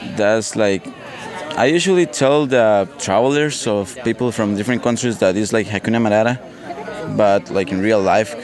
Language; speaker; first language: English; non-native, fluent; Spanish